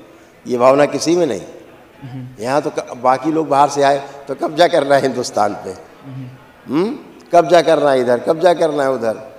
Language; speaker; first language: Hindi; native; Hindi